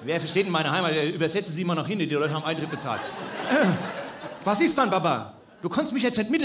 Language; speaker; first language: German; native; German